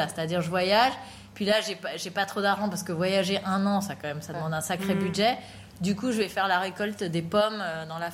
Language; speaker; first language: French; native; French